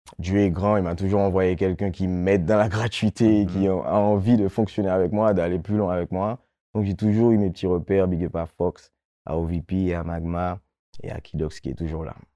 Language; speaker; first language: French; non-native, local second language; Guadeloupean Creole French